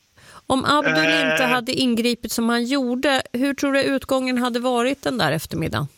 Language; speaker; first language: Swedish; native; Swedish